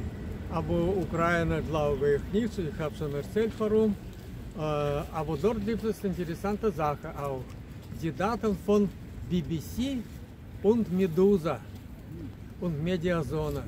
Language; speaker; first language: German; non-native, fluent; Russian